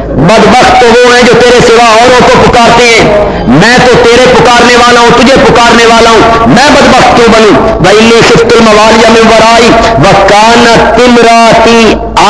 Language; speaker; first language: Urdu; non-native, local second language; Punjabi